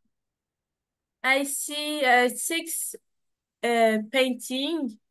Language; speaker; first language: English; non-native, learner; French